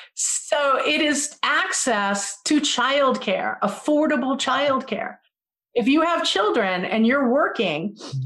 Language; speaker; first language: English; native; English